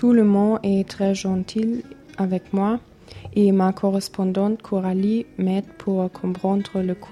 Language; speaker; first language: French; non-native, learner; German